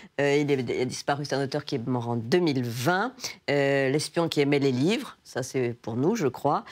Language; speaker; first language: French; native; French